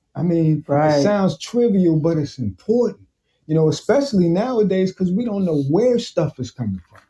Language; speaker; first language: English; native; English